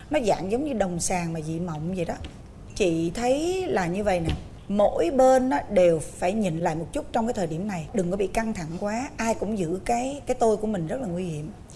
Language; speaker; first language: Vietnamese; native; Vietnamese